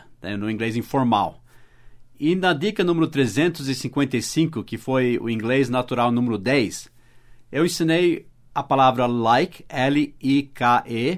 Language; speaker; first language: Portuguese; early bilingual, other home language; English